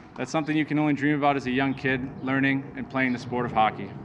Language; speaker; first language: English; native; English